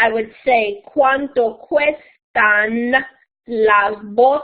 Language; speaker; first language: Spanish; non-native, fluent; English